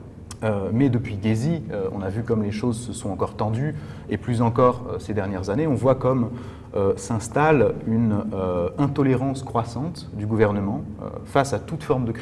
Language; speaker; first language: French; native; French